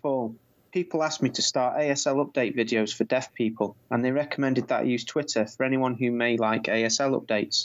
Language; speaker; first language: English; non-native, fluent; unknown